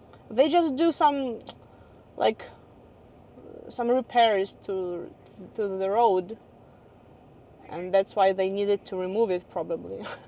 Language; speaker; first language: English; non-native, fluent; Ukrainian